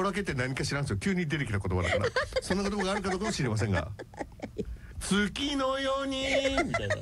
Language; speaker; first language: Japanese; native; Japanese